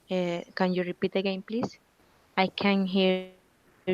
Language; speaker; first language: English; non-native, learner; Spanish